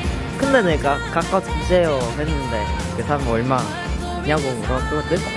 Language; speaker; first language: Korean; non-native, learner; Vietnamese